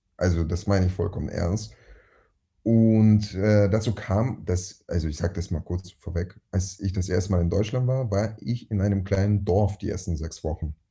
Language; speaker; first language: German; early bilingual, other home language; Russian